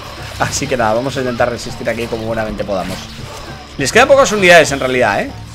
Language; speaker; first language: Spanish; native; Spanish